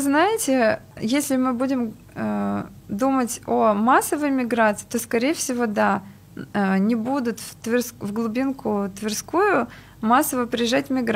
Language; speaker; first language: Russian; native; Russian